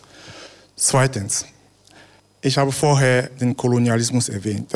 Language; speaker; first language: German; non-native, fluent; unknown